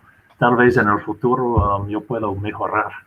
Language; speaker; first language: Spanish; non-native, fluent; English